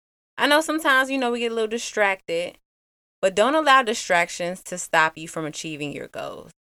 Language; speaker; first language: English; native; English